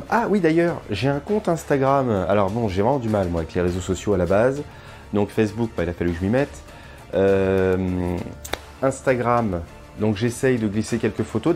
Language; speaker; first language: French; native; French